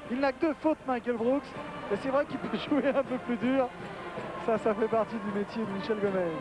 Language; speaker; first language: French; native; French